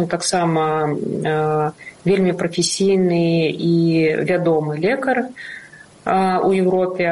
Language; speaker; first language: Belarusian; non-native, local second language; Russian